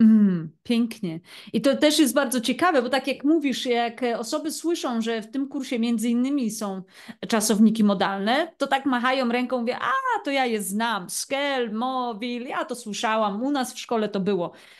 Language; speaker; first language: Polish; native; Polish